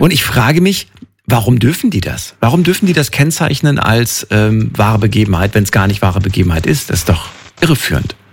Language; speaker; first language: German; native; German